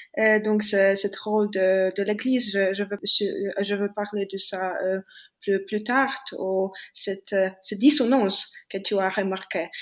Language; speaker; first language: French; non-native, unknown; Polish